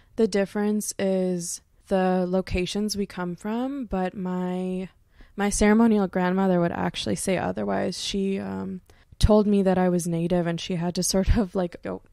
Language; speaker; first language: English; native; English